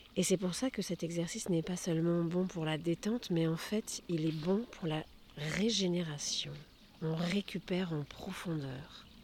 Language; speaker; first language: French; native; French